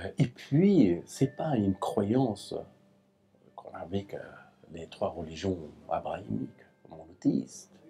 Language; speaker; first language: French; non-native, fluent; Persian